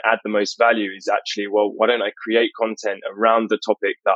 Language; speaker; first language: English; native; English